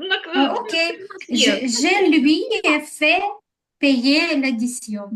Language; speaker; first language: French; non-native, learner; Ukrainian